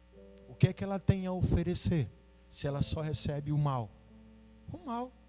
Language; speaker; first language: Portuguese; native; Portuguese